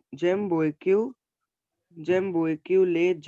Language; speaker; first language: French; non-native, learner; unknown